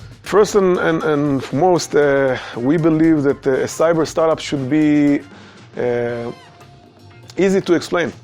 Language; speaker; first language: English; non-native, fluent; Hebrew